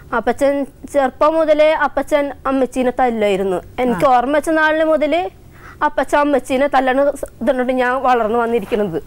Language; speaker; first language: Malayalam; native; Malayalam